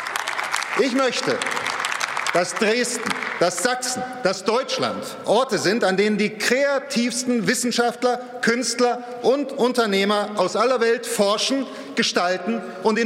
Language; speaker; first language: German; native; German